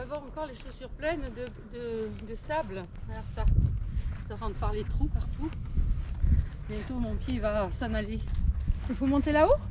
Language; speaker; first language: French; native; French